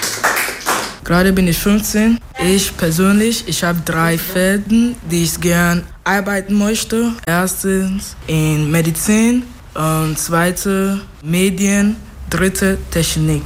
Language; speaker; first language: German; non-native, fluent; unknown